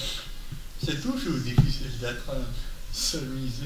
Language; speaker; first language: French; non-native, learner; English